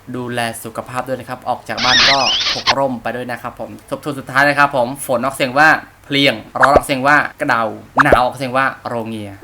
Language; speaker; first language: Thai; non-native, fluent; Khmer